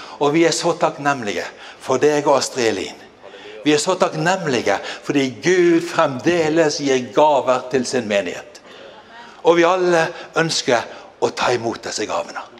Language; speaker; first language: Norwegian; native; Norwegian